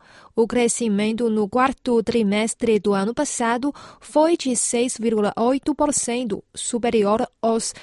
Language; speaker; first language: Portuguese; non-native, fluent; Chinese